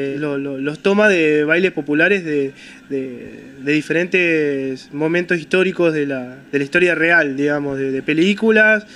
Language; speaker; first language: Spanish; native; Spanish